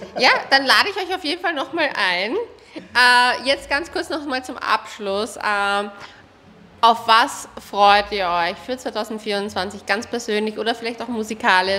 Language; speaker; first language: German; native; German